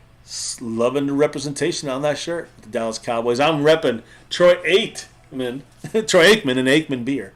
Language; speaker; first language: English; native; English